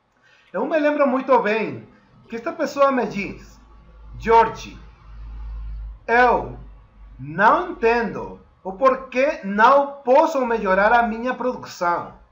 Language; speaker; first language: Portuguese; non-native, fluent; Spanish